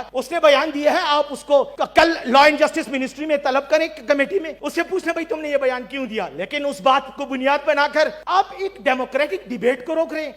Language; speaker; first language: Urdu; non-native, local second language; Pashto